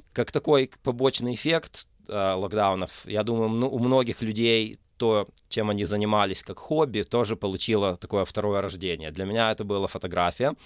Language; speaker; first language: Russian; native; Russian